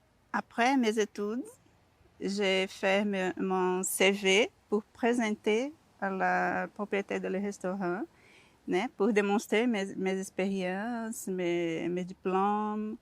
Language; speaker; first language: French; non-native, learner; Portuguese